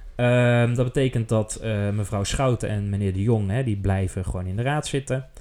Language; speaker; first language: Dutch; native; Dutch